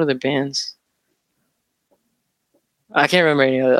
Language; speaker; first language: English; non-native, fluent; Spanish